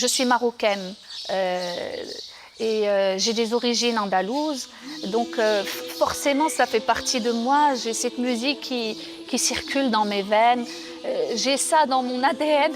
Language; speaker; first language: French; non-native, local second language; Arabic